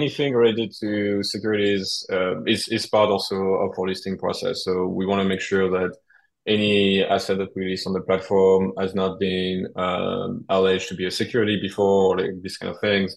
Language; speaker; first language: English; non-native, fluent; French